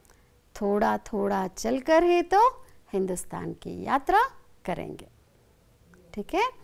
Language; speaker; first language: Hindi; non-native, local second language; Kannada